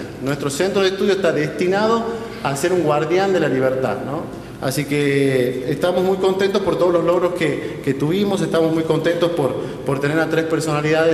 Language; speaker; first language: Spanish; native; Spanish